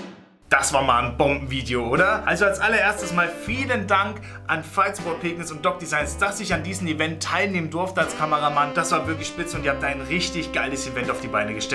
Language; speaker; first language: German; native; German